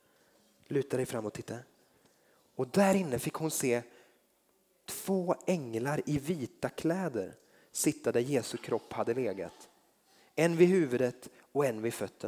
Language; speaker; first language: Swedish; native; Swedish